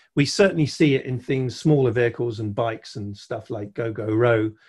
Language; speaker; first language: English; native; English